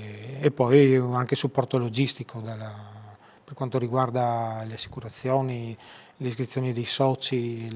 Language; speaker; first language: Italian; native; Italian